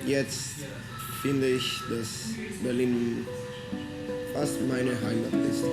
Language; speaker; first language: German; non-native, fluent; Italian